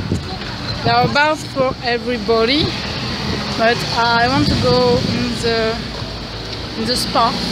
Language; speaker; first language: English; non-native, learner; French